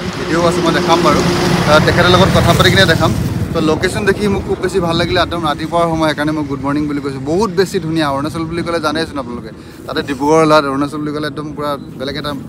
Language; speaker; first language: Assamese; non-native, local second language; Nepali